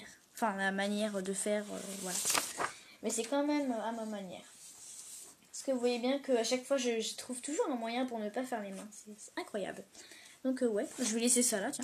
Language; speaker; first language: French; native; French